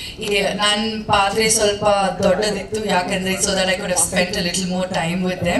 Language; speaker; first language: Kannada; non-native, learner; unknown